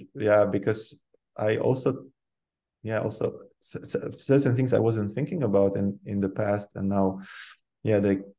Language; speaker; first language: English; non-native, fluent; Polish